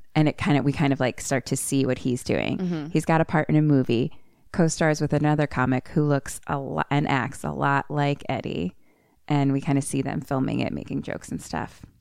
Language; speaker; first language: English; native; English